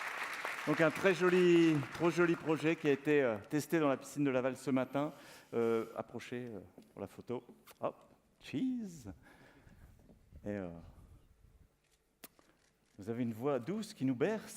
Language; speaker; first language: French; native; French